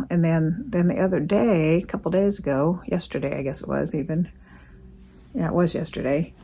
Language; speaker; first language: English; native; English